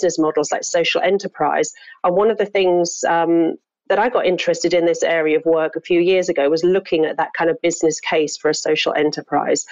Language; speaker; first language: English; native; English